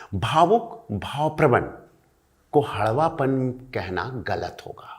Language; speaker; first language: Hindi; non-native, local second language; Marathi